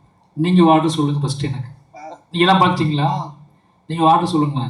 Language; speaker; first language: Tamil; native; Tamil